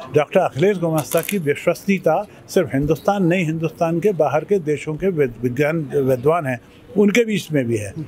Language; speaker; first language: Hindi; native; Hindi